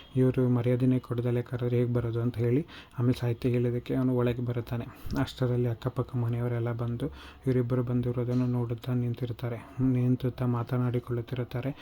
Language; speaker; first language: Kannada; native; Kannada